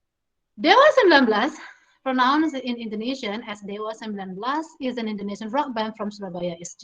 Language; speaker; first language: English; non-native, fluent; Indonesian